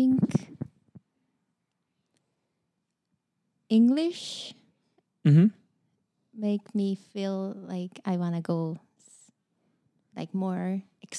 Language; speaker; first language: English; non-native, learner; Japanese